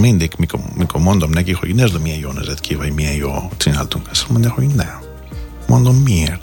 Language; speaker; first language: Hungarian; non-native, learner; Greek